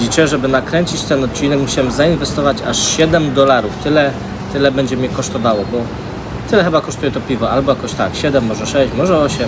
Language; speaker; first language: Polish; native; Polish